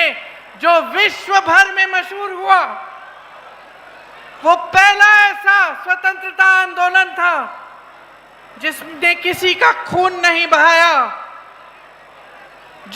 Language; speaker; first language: Hindi; native; Hindi